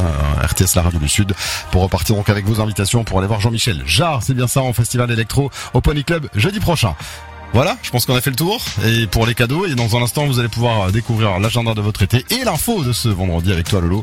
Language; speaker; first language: French; native; French